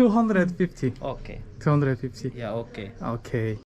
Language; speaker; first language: English; non-native, learner; Korean